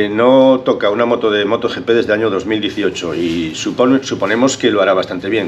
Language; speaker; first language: Spanish; native; Spanish